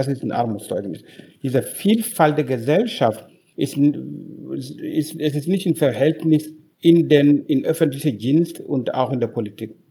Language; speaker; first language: German; non-native, fluent; Wolof